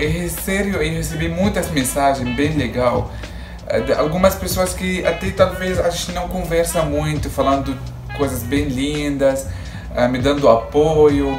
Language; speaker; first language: Portuguese; non-native, fluent; Arabic